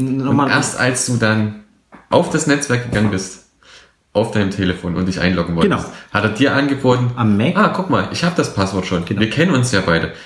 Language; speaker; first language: German; native; German